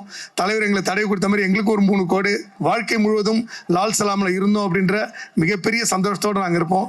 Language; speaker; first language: Tamil; native; Tamil